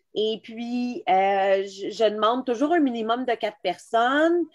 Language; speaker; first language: French; native; French